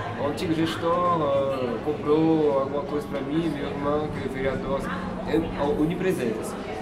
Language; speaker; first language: Portuguese; non-native, fluent; French